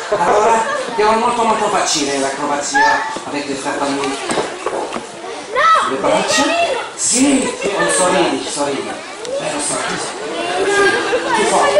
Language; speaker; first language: Italian; non-native, learner; French